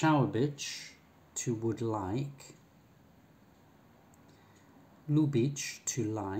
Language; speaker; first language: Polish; non-native, learner; English